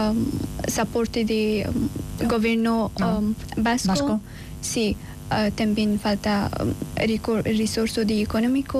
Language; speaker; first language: Spanish; non-native, learner; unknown